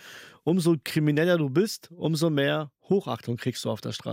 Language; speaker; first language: German; early bilingual, other home language; Urdu